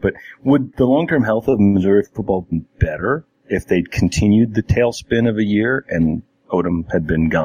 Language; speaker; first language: English; native; English